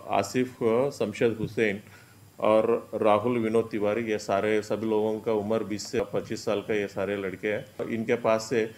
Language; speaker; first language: Hindi; non-native, local second language; Marathi